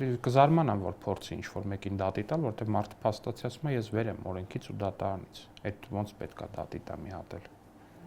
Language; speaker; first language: Armenian; native; Armenian